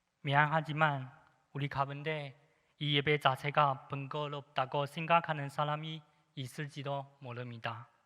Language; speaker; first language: Korean; non-native, fluent; Chinese